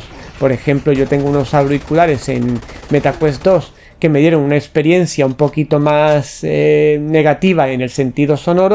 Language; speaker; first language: Spanish; native; Spanish